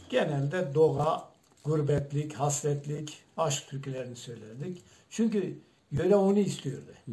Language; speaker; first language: Turkish; non-native, local second language; Zaza